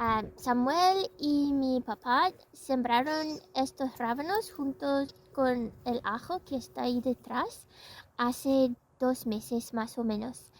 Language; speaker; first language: Spanish; non-native, fluent; English